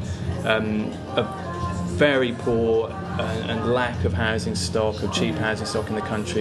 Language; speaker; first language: English; native; English